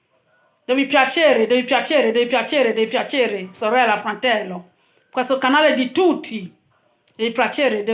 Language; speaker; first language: Italian; non-native, learner; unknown